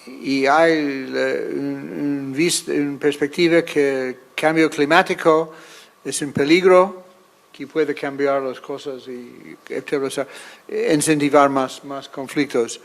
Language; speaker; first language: Spanish; non-native, fluent; English